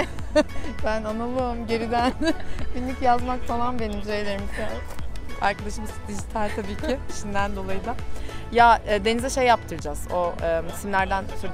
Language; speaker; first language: Turkish; native; Turkish